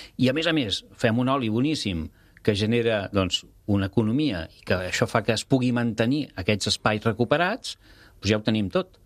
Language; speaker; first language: Catalan; native; Catalan